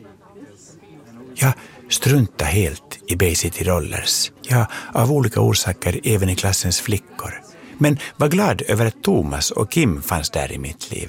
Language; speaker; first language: Swedish; native; Swedish